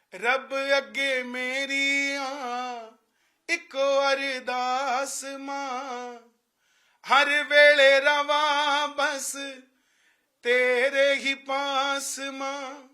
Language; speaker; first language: Punjabi; non-native, local second language; Hindi